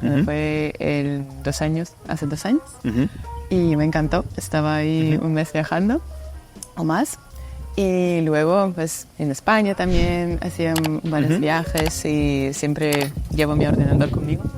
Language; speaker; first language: Spanish; non-native, fluent; Russian